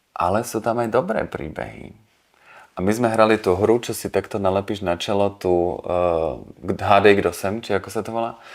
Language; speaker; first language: Slovak; native; Slovak